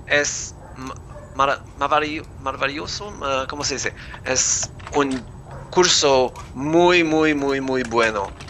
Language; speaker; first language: Spanish; non-native, learner; English